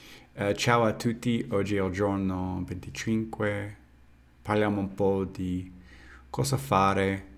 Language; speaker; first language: Italian; non-native, learner; English